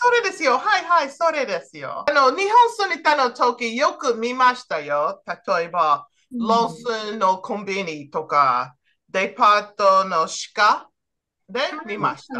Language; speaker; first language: Japanese; non-native, learner; English